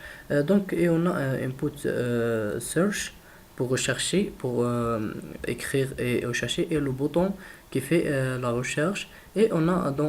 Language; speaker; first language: French; non-native, learner; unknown